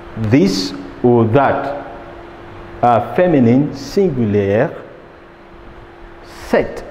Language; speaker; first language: English; non-native, local second language; Hausa